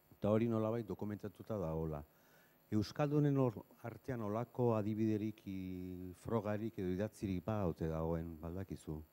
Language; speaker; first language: Basque; native; Basque